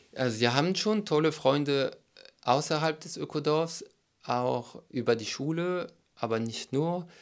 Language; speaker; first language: German; non-native, fluent; French